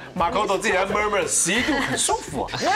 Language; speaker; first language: Chinese; native; Chinese